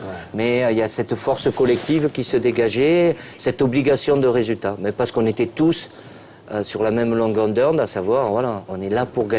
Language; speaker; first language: French; native; French